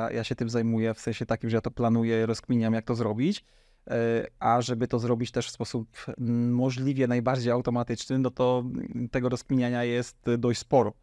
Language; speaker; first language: Polish; native; Polish